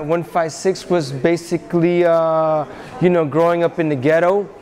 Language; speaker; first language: English; native; English